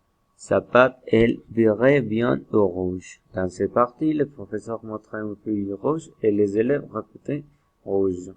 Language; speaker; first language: French; non-native, learner; Spanish